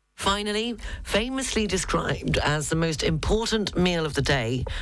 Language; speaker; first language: English; native; English